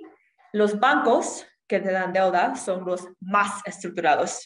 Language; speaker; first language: Spanish; non-native, fluent; English